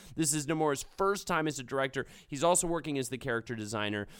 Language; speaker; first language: English; native; English